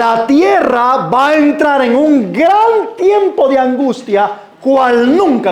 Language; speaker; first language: Spanish; native; Spanish